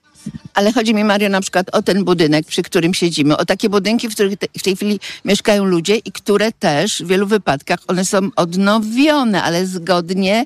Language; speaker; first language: Polish; native; Polish